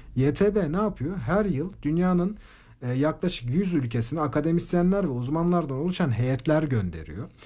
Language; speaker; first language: Turkish; native; Turkish